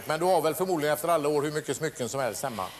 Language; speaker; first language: Swedish; native; Swedish